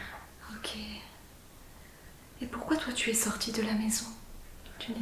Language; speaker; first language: French; native; French